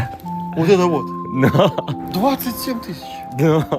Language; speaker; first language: Russian; native; Russian